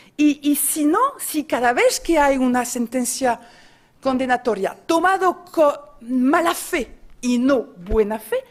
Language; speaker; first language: Spanish; non-native, fluent; French